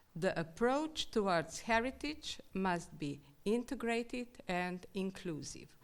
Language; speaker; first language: English; non-native, fluent; Slovenian